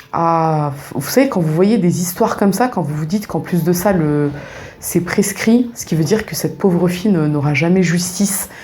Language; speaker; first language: French; native; French